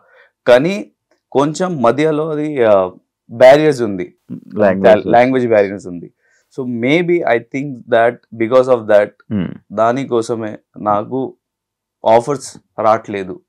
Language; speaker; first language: Telugu; non-native, learner; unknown